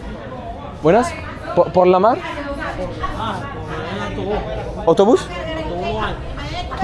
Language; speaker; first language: Spanish; non-native, learner; French